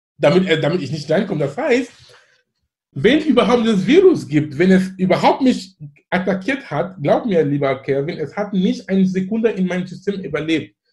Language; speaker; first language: German; non-native, fluent; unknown